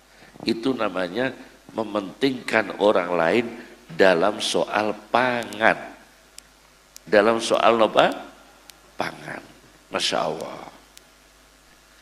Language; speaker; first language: Indonesian; native; Indonesian